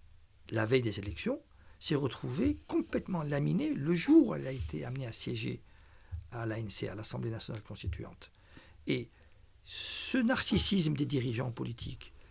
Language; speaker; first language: French; non-native, local second language; Arabic